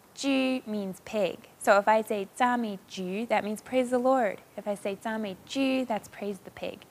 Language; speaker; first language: English; native; English